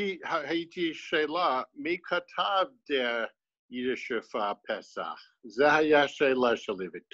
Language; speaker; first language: Hebrew; non-native, fluent; English